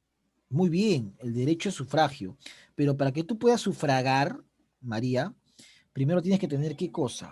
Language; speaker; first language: Spanish; native; Spanish